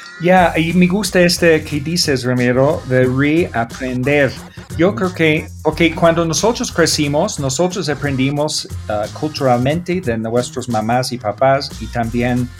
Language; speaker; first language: Spanish; non-native, fluent; English